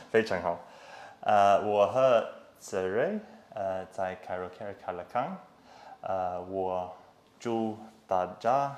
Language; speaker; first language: Chinese; non-native, learner; English